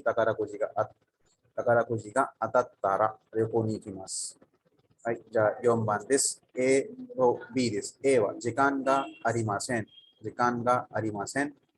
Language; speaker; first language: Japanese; non-native, fluent; Urdu